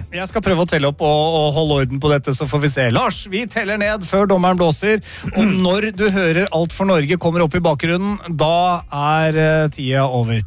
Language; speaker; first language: Norwegian; native; Norwegian